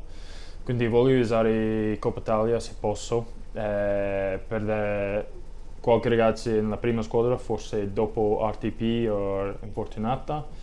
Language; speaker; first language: Italian; non-native, learner; English